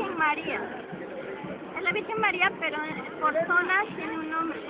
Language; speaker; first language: Spanish; native; Spanish